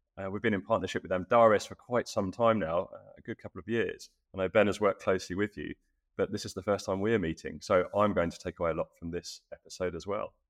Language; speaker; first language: English; native; English